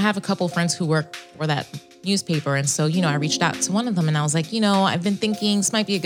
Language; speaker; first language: English; early bilingual, other home language; Spanish